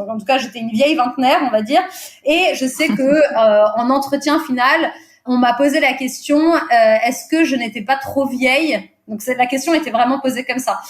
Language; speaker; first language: French; early bilingual, other home language; Portuguese